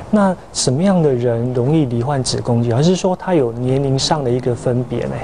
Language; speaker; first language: Chinese; native; Chinese